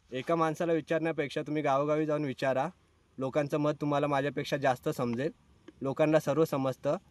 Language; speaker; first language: Marathi; native; Marathi